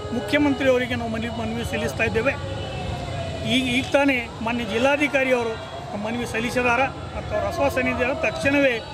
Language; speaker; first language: Kannada; non-native, local second language; Marathi